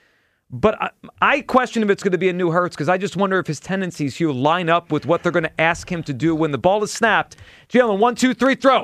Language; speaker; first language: English; native; English